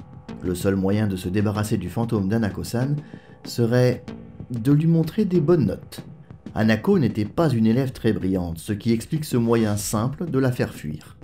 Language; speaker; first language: French; native; French